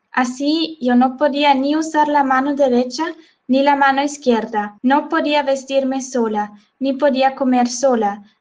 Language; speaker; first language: Spanish; non-native, fluent; Swiss German